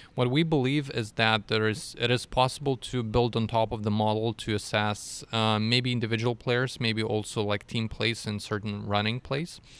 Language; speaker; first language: English; non-native, fluent; Russian